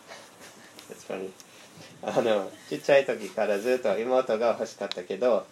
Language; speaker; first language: Japanese; non-native, fluent; English